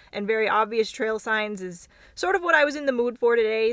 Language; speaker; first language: English; native; English